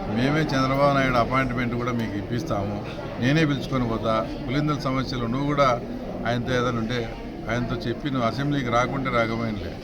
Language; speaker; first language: Telugu; native; Telugu